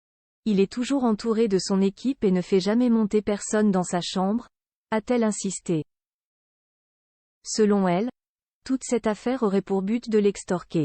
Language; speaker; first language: French; native; French